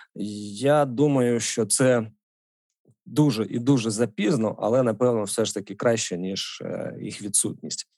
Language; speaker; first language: Ukrainian; native; Ukrainian